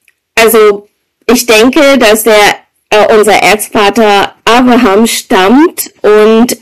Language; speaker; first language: German; non-native, fluent; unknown